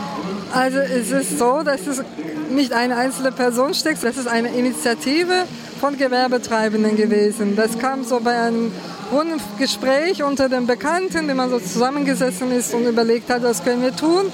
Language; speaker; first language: German; early bilingual, other home language; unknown